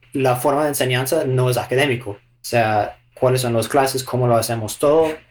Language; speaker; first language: Spanish; non-native, fluent; English